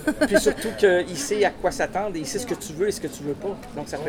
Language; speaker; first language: French; native; French